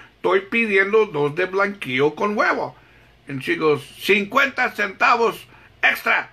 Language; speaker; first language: Spanish; non-native, learner; English